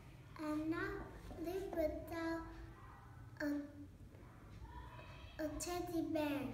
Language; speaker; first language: English; non-native, learner; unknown